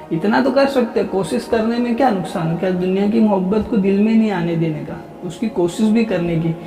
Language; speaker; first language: Urdu; non-native, local second language; Gujarati